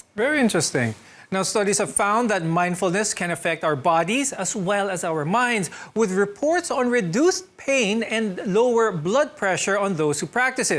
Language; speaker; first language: English; non-native, local second language; Filipino